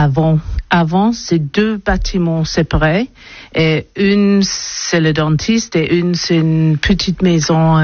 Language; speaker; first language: French; non-native, learner; English